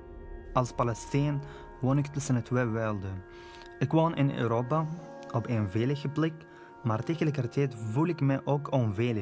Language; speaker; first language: Dutch; non-native, fluent; Arabic